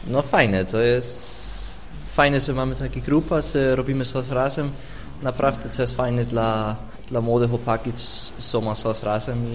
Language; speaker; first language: Polish; non-native, fluent; Danish